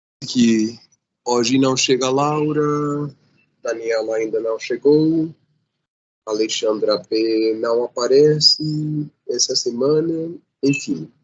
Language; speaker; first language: Portuguese; non-native, fluent; Spanish